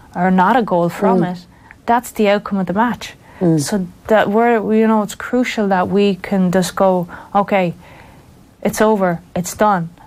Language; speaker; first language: English; native; English